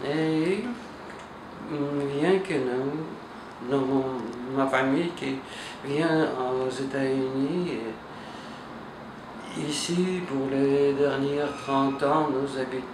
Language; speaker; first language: French; non-native, learner; Russian